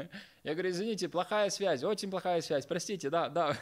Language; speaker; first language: Russian; native; Russian